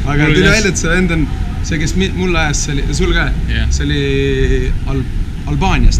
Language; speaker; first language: Estonian; native; Estonian